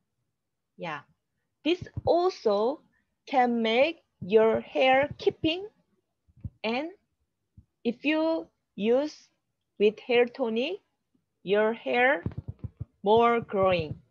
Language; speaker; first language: English; non-native, learner; Korean